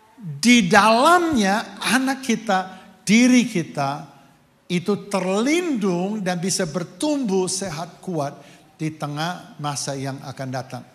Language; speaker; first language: Indonesian; non-native, fluent; English